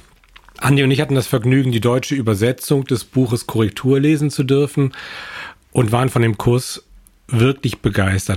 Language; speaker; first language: German; native; German